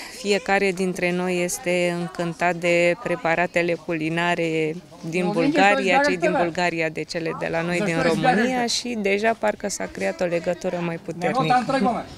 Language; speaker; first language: Romanian; native; Romanian